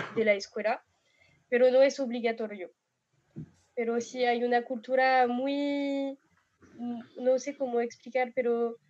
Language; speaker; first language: Spanish; non-native, fluent; French